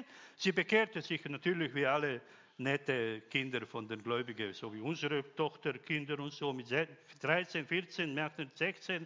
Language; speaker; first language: German; non-native, fluent; Croatian